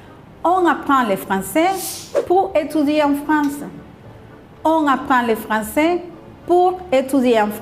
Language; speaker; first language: French; non-native, fluent; Spanish